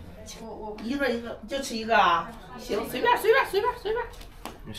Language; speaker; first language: Chinese; native; Chinese